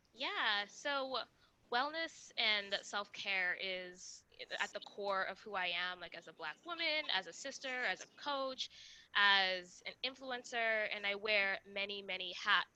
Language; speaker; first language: English; non-native, local second language; Kinyarwanda